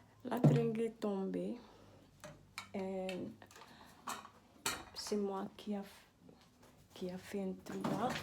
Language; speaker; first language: French; non-native, learner; Dutch